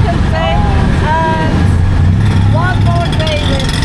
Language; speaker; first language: English; non-native, learner; Turkish